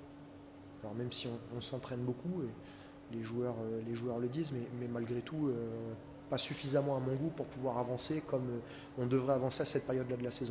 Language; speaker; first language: French; native; French